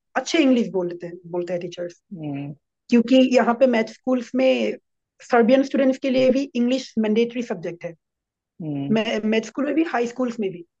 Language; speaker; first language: Hindi; non-native, local second language; Assamese